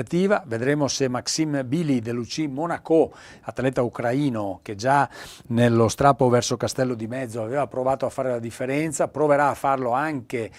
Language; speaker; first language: Italian; native; Italian